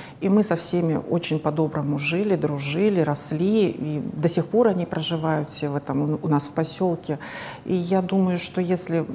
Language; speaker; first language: Russian; native; Russian